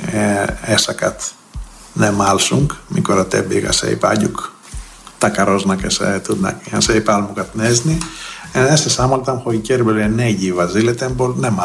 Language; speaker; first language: Hungarian; non-native, fluent; Greek